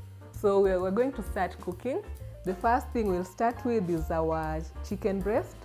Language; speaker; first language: English; non-native, local second language; Swahili